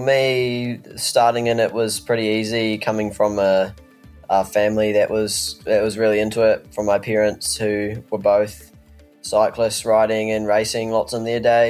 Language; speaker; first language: English; native; English